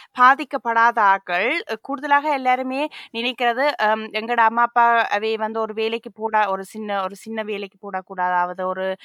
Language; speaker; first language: Tamil; early bilingual, heritage; Tamil